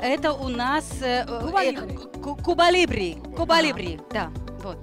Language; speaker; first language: Russian; native; Russian